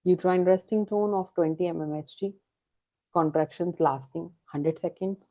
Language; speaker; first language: English; non-native, local second language; Punjabi